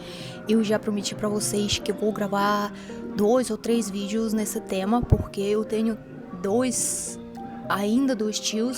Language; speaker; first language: Portuguese; non-native, fluent; Russian